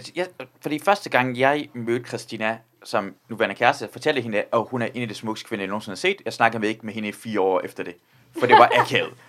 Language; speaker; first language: Danish; non-native, fluent; Persian